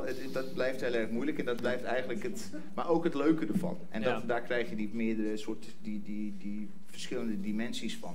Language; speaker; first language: Dutch; non-native, fluent; English